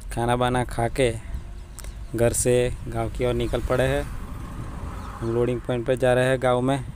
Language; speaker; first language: Hindi; non-native, local second language; Gujarati